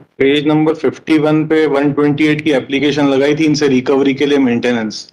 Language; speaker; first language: Hindi; native; Hindi